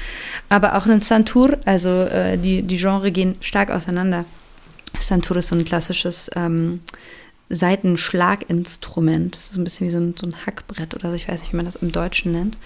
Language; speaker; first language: German; native; German